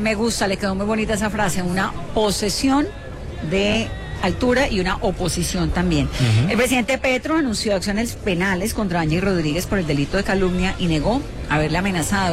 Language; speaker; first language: Spanish; native; Spanish